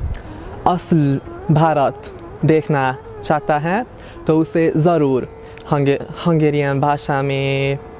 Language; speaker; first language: Hindi; non-native, fluent; Hungarian